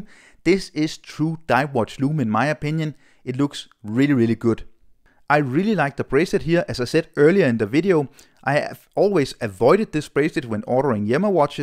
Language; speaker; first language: English; non-native, fluent; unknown